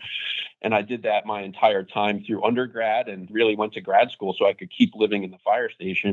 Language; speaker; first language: English; native; English